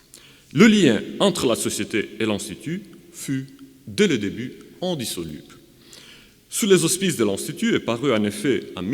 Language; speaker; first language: French; non-native, fluent; Romanian